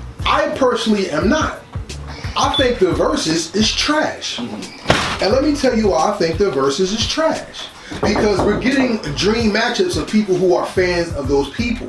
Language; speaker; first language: English; native; English